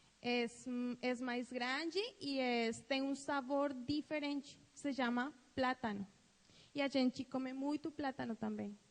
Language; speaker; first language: Portuguese; non-native, fluent; Spanish